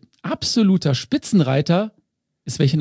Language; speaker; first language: German; native; German